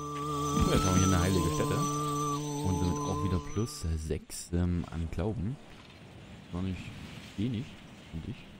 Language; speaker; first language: German; native; German